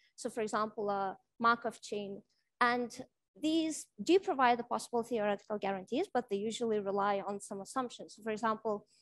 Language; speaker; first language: English; non-native, fluent; Lithuanian